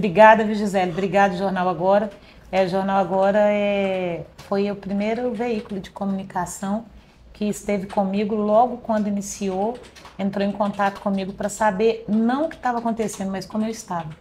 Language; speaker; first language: Portuguese; native; Portuguese